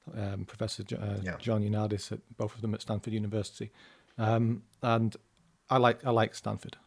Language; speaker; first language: English; native; English